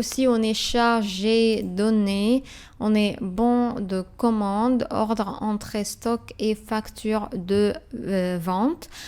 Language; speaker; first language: French; non-native, fluent; Arabic